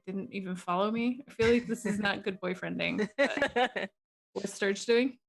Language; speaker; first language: English; native; English